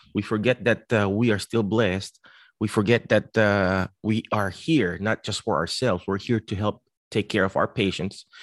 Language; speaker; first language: English; non-native, local second language; Filipino